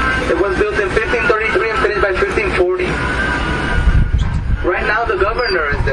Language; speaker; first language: English; non-native, local second language; Spanish